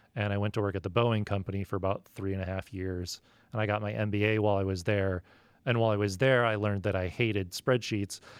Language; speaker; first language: English; native; English